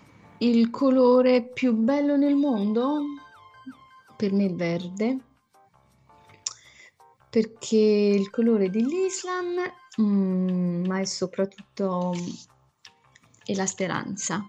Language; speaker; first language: Italian; non-native, fluent; Arabic